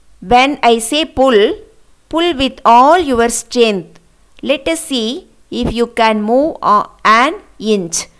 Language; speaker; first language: English; non-native, local second language; Tamil